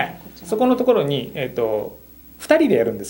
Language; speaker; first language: Japanese; native; Japanese